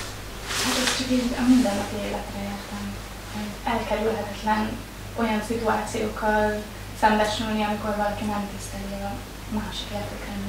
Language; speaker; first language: Hungarian; native; Hungarian